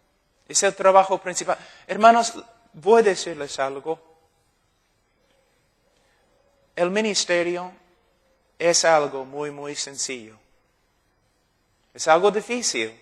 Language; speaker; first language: Spanish; non-native, fluent; English